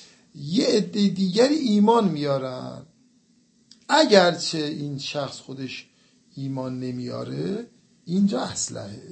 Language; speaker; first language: Persian; native; Persian